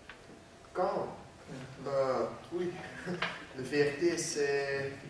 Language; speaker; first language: French; non-native, learner; Dutch